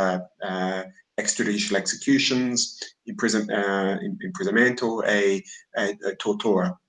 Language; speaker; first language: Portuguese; non-native, fluent; English